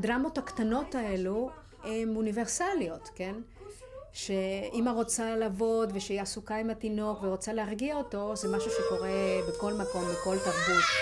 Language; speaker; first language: Hebrew; non-native, fluent; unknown